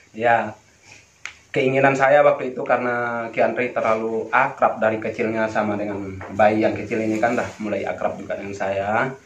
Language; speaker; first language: Indonesian; native; Indonesian